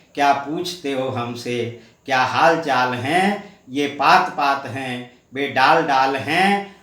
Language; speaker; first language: Hindi; native; Hindi